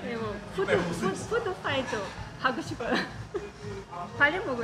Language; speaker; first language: Korean; non-native, learner; Russian